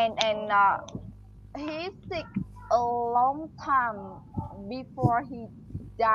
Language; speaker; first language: English; non-native, learner; Vietnamese